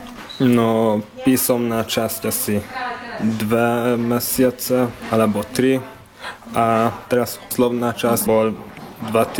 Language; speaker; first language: Slovak; non-native, learner; Hungarian